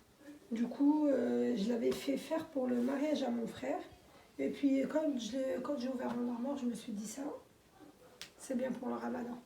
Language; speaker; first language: French; native; French